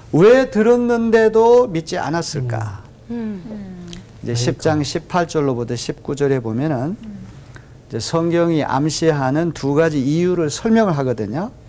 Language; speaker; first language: Korean; native; Korean